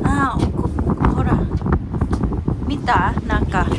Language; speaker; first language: Japanese; non-native, fluent; Filipino